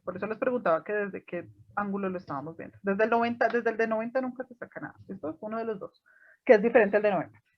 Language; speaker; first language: Spanish; native; Spanish